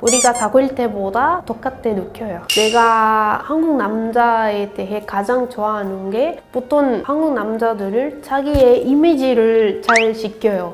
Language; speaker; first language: Korean; non-native, learner; Spanish